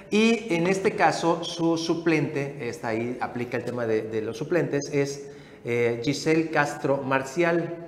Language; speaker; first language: Spanish; native; Spanish